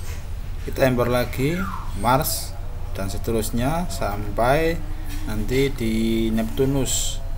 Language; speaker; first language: Indonesian; native; Indonesian